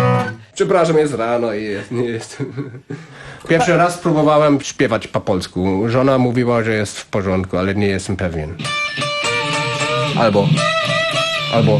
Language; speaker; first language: Polish; non-native, learner; German